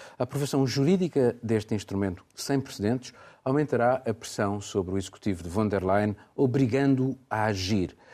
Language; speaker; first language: Portuguese; native; Portuguese